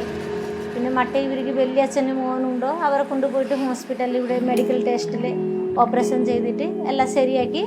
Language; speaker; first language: Malayalam; non-native, local second language; Bangla